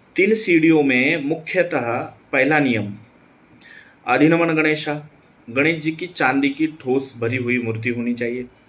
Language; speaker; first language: Hindi; non-native, local second language; Marathi